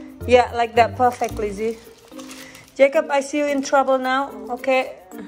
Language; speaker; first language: English; non-native, fluent; Indonesian